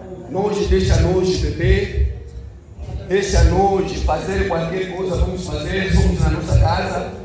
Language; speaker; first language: Portuguese; non-native, learner; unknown